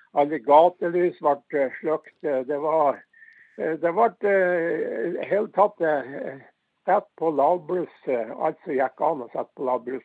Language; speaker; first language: Norwegian; native; Norwegian